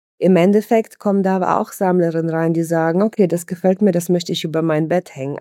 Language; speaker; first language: German; early bilingual, other home language; Russian